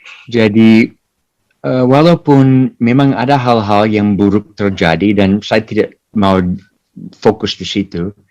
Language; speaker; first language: Indonesian; non-native, fluent; English